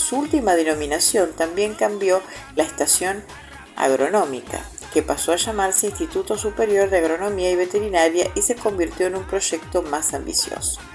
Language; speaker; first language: Spanish; native; Spanish